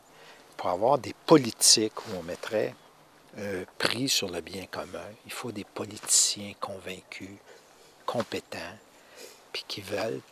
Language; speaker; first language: French; native; French